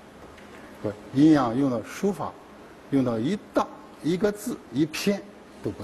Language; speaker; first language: Chinese; native; Chinese